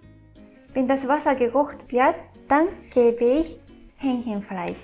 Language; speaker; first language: German; non-native, fluent; Japanese